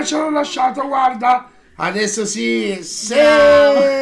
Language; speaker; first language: Italian; native; Italian